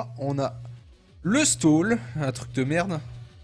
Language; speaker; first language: French; native; French